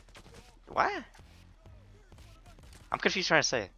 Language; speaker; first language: English; non-native, fluent; Swedish